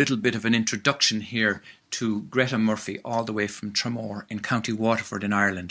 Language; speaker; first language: English; native; English